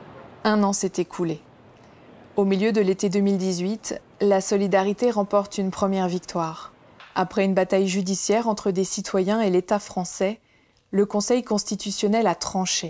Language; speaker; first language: French; native; French